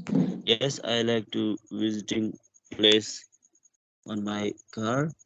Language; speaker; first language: English; non-native, learner; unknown